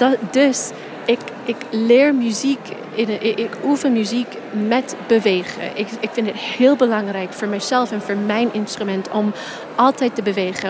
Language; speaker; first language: Dutch; non-native, fluent; English